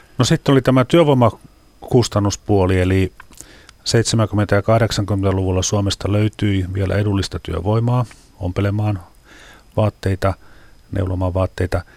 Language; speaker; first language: Finnish; native; Finnish